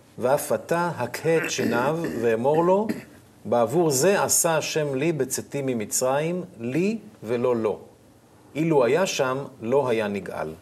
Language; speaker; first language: Hebrew; native; Hebrew